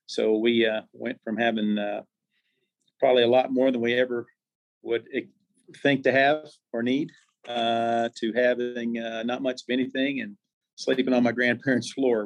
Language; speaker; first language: English; native; English